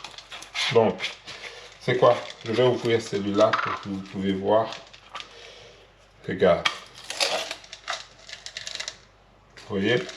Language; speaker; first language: French; non-native, learner; Portuguese